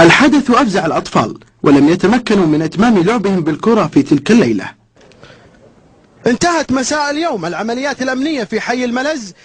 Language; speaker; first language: Arabic; native; Arabic